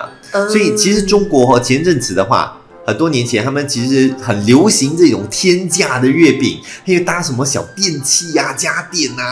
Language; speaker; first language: Chinese; native; Chinese